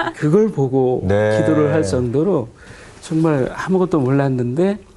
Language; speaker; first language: Korean; native; Korean